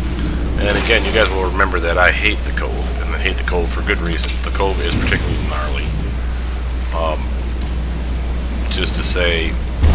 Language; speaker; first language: English; native; English